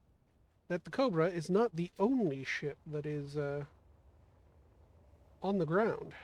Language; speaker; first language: English; native; English